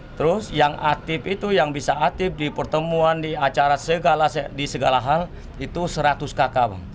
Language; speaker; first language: Indonesian; non-native, local second language; Minangkabau